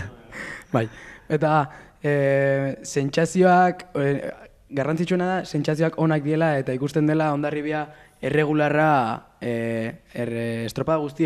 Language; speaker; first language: Basque; native; Basque